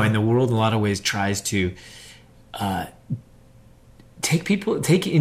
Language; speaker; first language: English; native; English